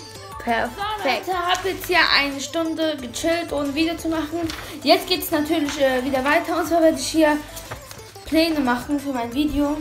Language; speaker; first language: German; early bilingual, other home language; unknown